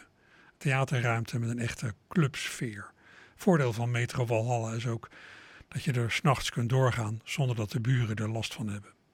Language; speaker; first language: Dutch; native; Dutch